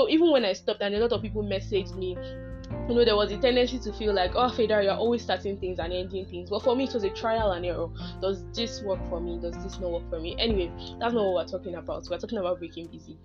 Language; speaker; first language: English; non-native, local second language; Yoruba